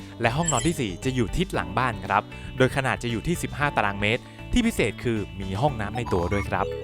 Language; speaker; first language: Thai; native; Thai